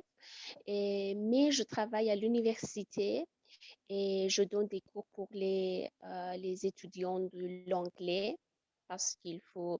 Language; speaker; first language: French; non-native, fluent; Persian